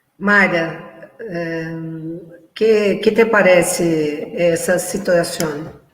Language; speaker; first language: Spanish; non-native, learner; Portuguese